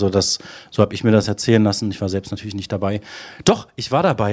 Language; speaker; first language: German; native; German